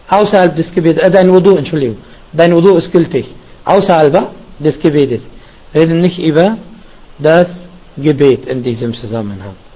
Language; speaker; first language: German; non-native, fluent; Arabic